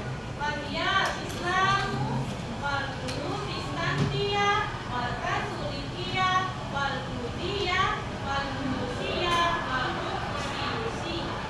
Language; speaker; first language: Arabic; non-native, fluent; Indonesian